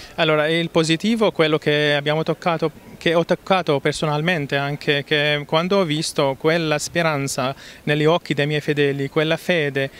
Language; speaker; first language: Italian; non-native, fluent; Arabic